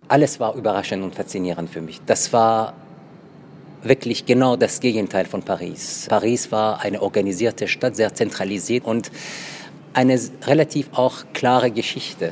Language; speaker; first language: German; non-native, fluent; Persian